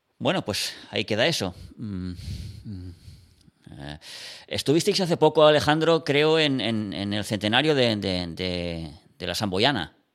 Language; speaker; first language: Spanish; non-native, local second language; Catalan